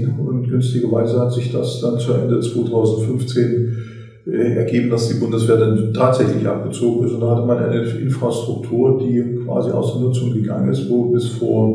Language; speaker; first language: German; native; German